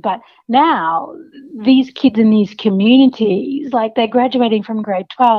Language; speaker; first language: English; native; English